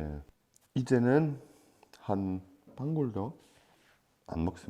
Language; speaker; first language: Korean; non-native, fluent; French